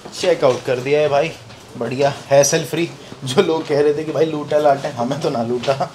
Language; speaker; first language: Hindi; native; Hindi